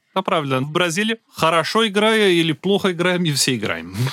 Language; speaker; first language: Russian; non-native, learner; Portuguese